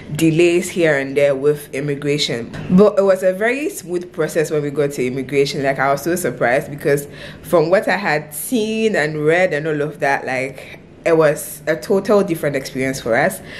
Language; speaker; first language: English; non-native, local second language; Akan